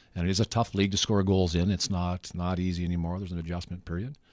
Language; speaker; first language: English; native; English